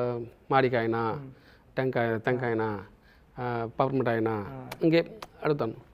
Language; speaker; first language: Telugu; non-native, local second language; Tamil